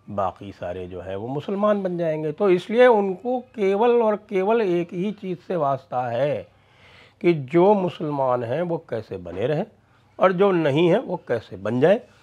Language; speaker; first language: Hindi; native; Hindi